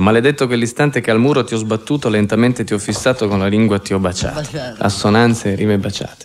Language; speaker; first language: Italian; native; Italian